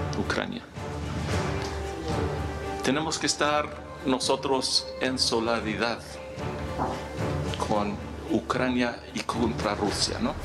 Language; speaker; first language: Spanish; early bilingual, heritage; Spanish